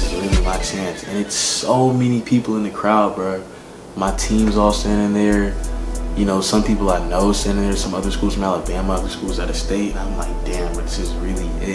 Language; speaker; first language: English; native; English